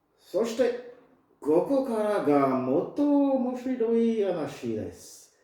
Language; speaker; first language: Japanese; non-native, fluent; French